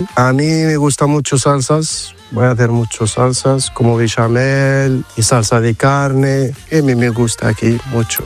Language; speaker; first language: Spanish; non-native, learner; Arabic